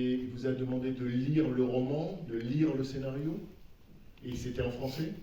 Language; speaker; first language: French; native; French